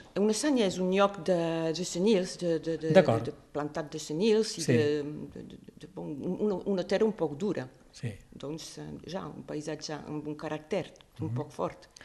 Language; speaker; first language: Catalan; non-native, local second language; French